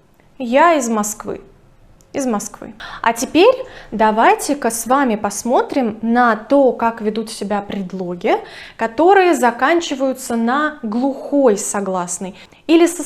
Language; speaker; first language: Russian; native; Russian